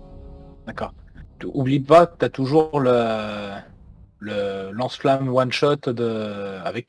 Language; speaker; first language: French; native; French